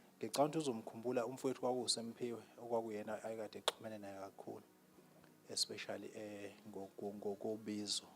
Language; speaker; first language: Zulu; native; Zulu